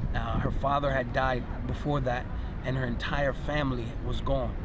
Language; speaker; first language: English; native; English